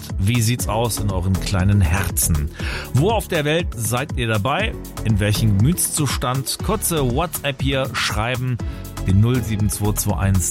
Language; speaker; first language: German; native; German